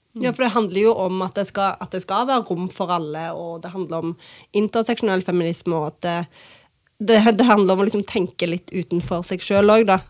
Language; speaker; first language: Norwegian; early bilingual, other home language; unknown